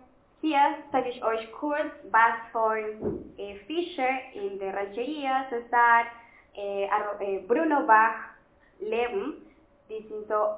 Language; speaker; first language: German; non-native, fluent; Spanish